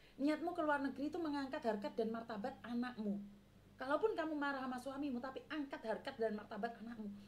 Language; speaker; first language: Indonesian; non-native, local second language; Javanese